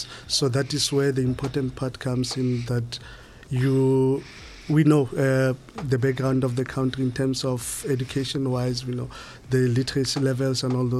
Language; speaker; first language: English; non-native, local second language; Southern Sotho